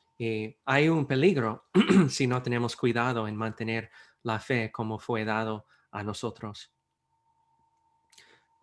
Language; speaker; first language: Spanish; non-native, fluent; English